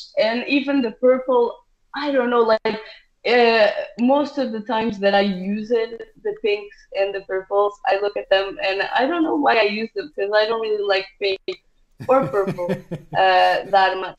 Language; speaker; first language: English; non-native, fluent; Portuguese